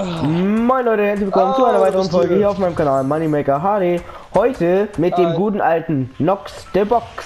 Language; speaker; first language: German; native; German